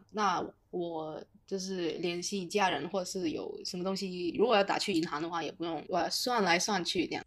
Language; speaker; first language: Chinese; non-native, local second language; Cantonese